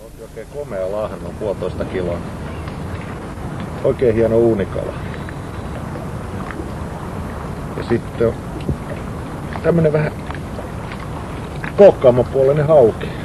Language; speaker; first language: Finnish; native; Finnish